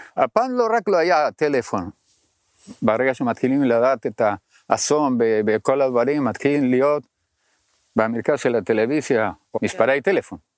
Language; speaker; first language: Hebrew; non-native, fluent; Spanish